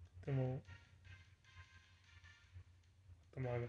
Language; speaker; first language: Japanese; non-native, learner; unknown